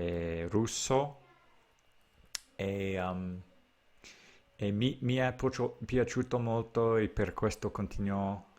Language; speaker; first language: Italian; non-native, learner; English